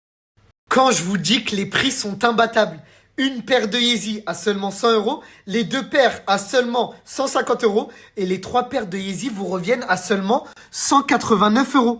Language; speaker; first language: French; native; French